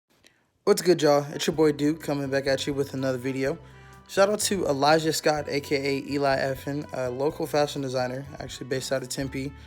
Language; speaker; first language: English; native; English